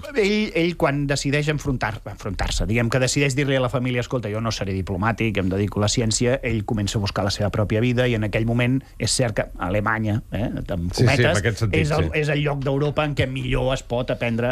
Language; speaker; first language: Catalan; native; Catalan